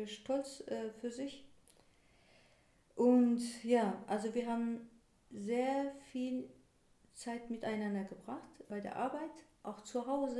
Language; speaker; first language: German; non-native, fluent; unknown